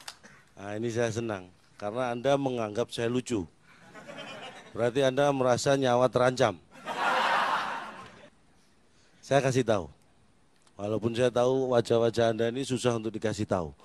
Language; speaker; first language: Indonesian; native; Indonesian